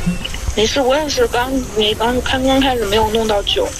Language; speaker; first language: Chinese; native; Chinese